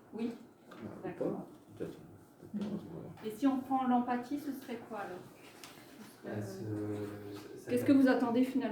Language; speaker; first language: French; native; French